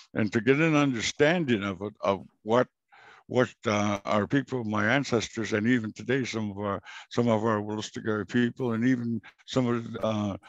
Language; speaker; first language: English; non-native, fluent; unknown